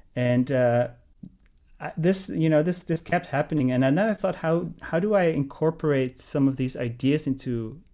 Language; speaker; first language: English; non-native, fluent; Dutch